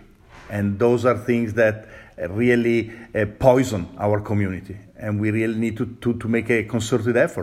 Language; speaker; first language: English; non-native, fluent; Italian